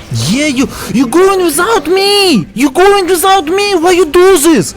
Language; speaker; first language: English; non-native, learner; Ukrainian